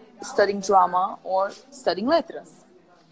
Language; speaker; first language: English; non-native, fluent; Portuguese